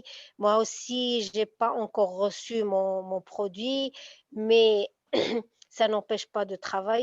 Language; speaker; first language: French; non-native, local second language; Arabic